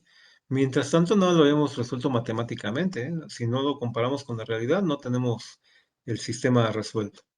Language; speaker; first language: Spanish; native; Spanish